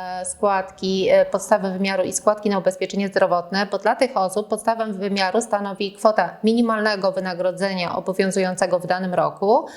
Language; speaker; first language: Polish; native; Polish